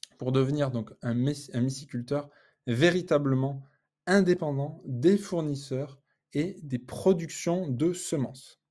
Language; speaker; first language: French; native; French